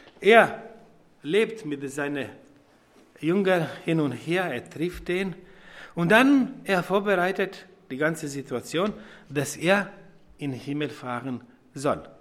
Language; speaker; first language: German; non-native, fluent; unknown